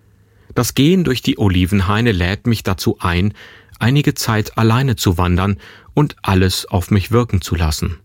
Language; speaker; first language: German; native; German